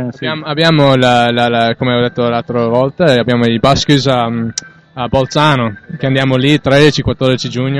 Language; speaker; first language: Italian; non-native, fluent; English